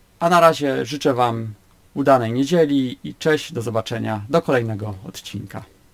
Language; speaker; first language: Polish; native; Polish